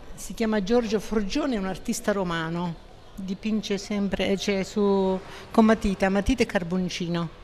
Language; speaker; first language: Italian; native; Italian